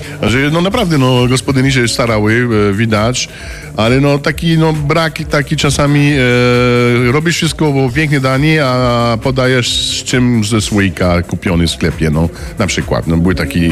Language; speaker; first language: Polish; non-native, fluent; French